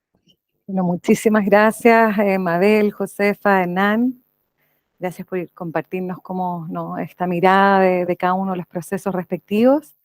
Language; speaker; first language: Spanish; native; Spanish